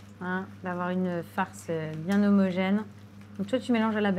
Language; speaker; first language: French; native; French